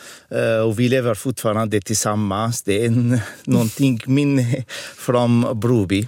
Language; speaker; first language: Swedish; non-native, fluent; Arabic